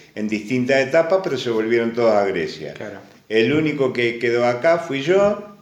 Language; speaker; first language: Spanish; early bilingual, other home language; Greek